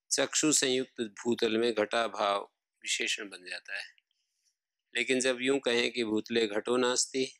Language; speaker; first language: Hindi; native; Hindi